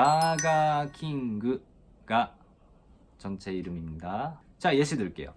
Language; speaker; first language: Korean; non-native, fluent; Japanese